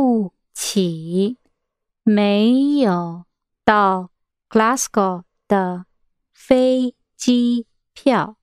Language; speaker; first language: Chinese; non-native, learner; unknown